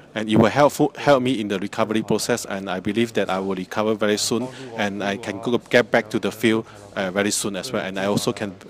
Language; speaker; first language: English; non-native, learner; Chinese